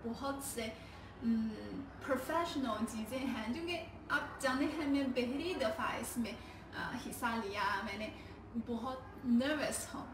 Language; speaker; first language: Hindi; non-native, learner; Chinese